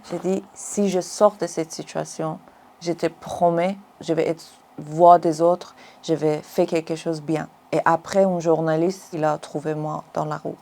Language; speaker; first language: French; non-native, learner; Persian